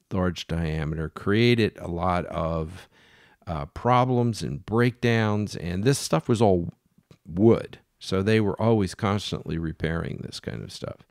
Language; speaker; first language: English; native; English